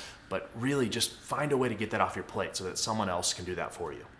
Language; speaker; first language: English; native; English